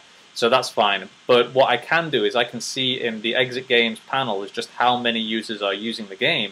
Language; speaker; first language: English; native; English